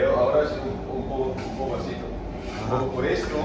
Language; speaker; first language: Spanish; non-native, learner; Italian